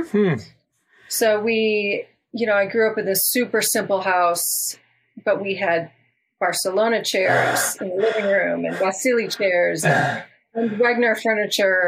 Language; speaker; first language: English; native; English